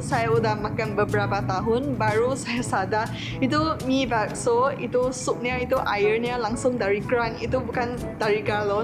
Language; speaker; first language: Indonesian; non-native, fluent; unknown